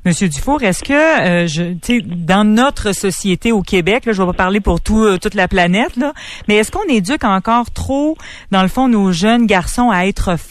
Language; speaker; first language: French; native; French